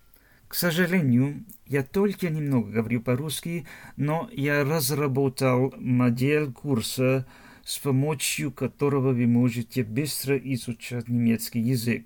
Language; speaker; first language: Russian; non-native, learner; German